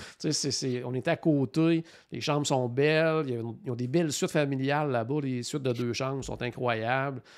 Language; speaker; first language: French; native; French